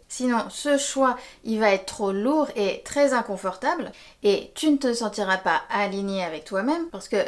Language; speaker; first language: French; native; French